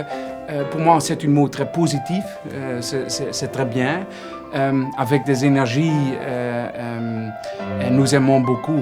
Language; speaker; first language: French; non-native, fluent; Dutch